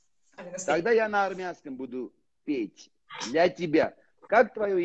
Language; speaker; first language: Russian; non-native, learner; Armenian